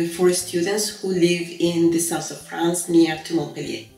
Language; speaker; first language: English; non-native, fluent; Spanish